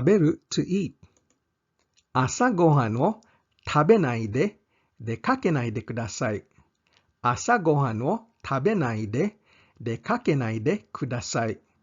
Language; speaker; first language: Japanese; non-native, fluent; English